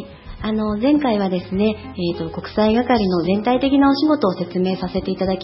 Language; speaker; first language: Japanese; native; Japanese